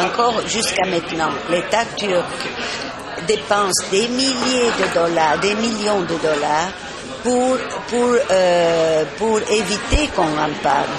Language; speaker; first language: French; non-native, fluent; Italian